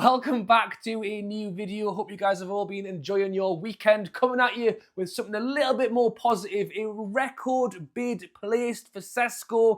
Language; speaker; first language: English; native; English